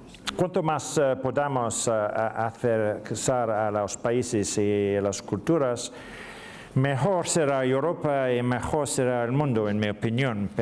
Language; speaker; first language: Spanish; non-native, learner; English